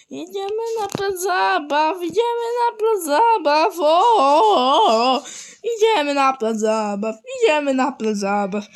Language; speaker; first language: Polish; native; Polish